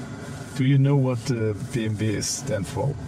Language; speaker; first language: English; non-native, fluent; German